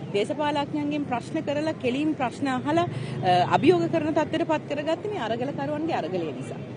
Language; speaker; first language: Sinhala; native; Sinhala